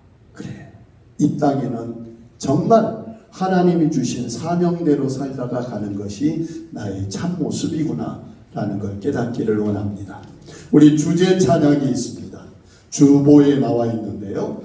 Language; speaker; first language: Korean; native; Korean